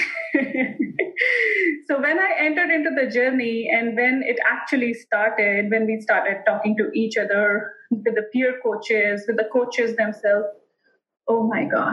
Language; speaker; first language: English; non-native, local second language; Hindi